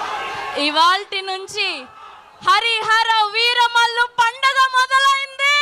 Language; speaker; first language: Telugu; native; Telugu